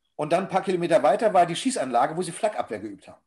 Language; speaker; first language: German; native; German